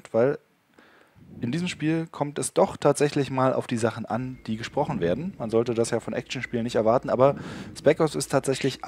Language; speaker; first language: German; native; German